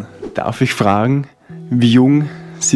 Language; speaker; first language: German; native; German